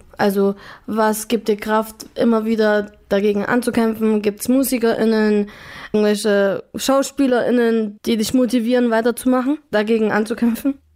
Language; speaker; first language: German; native; German